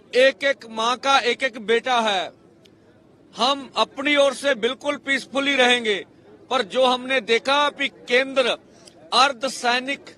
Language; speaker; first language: Hindi; non-native, local second language; Punjabi